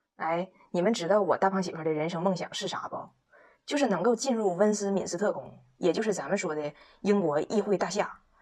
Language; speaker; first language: Chinese; native; Chinese